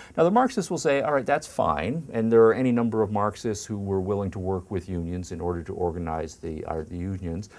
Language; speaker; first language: English; native; English